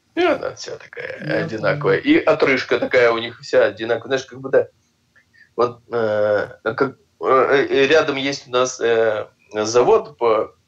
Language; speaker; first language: Russian; native; Russian